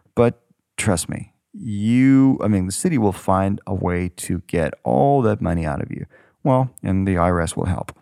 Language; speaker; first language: English; non-native, fluent; Ukrainian